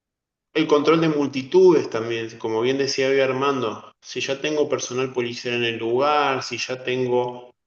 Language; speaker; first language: Spanish; native; Spanish